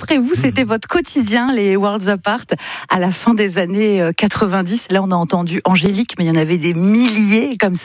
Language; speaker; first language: French; native; French